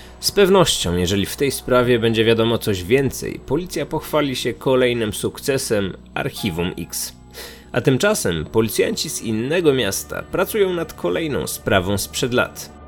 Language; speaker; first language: Polish; native; Polish